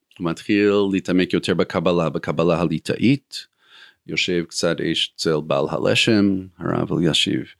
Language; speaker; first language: Hebrew; non-native, fluent; English